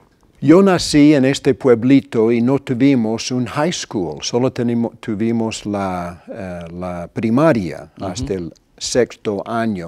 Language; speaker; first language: Spanish; non-native, fluent; English